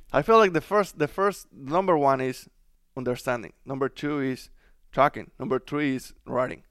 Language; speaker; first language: English; non-native, fluent; Spanish